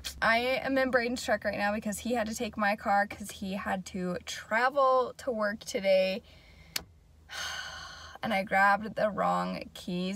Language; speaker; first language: English; native; English